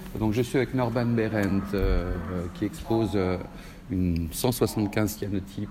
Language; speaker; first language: French; native; French